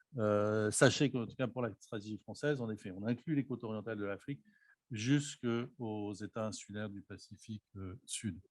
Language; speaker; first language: French; native; French